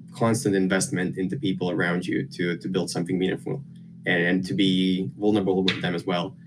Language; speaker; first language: English; non-native, fluent; Lithuanian